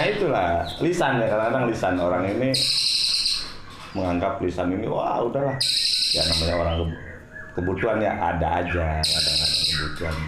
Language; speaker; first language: Indonesian; non-native, local second language; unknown